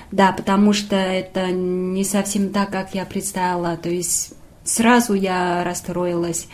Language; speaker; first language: Russian; non-native, fluent; Chinese